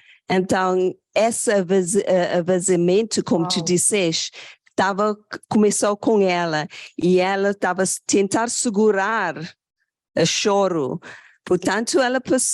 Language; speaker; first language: Portuguese; non-native, fluent; English